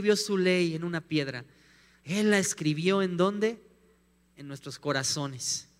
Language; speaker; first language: Spanish; native; Spanish